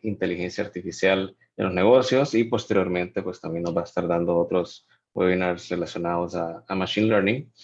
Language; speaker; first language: Spanish; native; Spanish